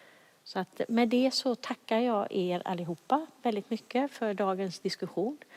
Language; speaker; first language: Swedish; native; Swedish